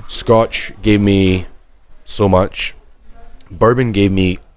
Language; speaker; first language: English; native; English